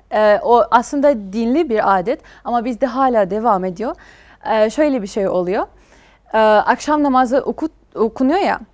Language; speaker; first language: Turkish; non-native, fluent; Arabic